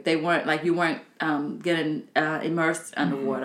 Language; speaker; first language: English; native; English